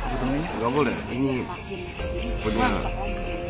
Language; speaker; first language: Indonesian; non-native, learner; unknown